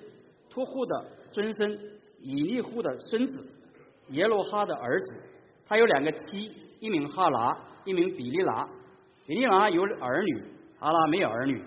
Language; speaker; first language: Chinese; native; Chinese